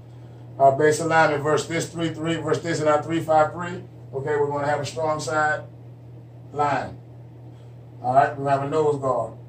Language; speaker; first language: English; native; English